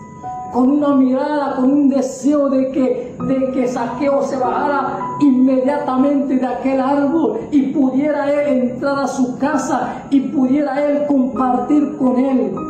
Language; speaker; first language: Spanish; native; Spanish